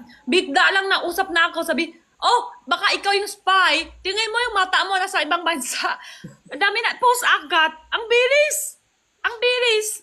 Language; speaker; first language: Filipino; non-native, learner; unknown